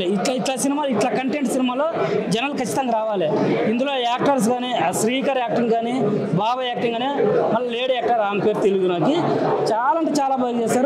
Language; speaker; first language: Telugu; native; Telugu